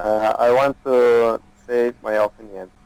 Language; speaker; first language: English; non-native, learner; Persian